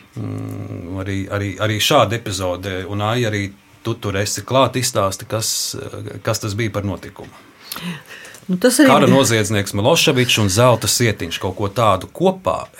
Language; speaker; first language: Latvian; native; Latvian